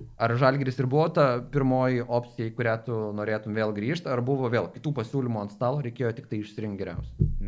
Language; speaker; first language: Lithuanian; native; Lithuanian